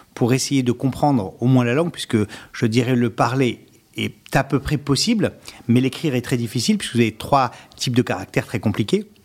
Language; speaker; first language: French; native; French